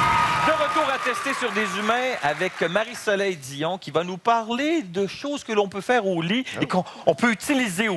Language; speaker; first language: French; native; French